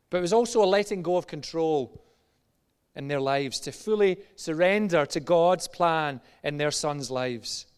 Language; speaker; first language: English; native; English